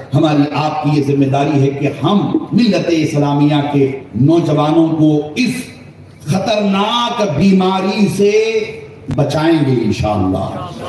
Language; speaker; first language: Urdu; native; Urdu